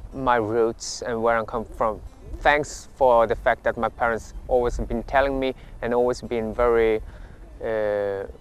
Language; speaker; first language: English; early bilingual, other home language; Swedish